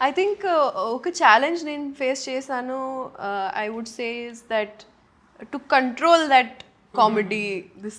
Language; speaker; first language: Telugu; non-native, local second language; Urdu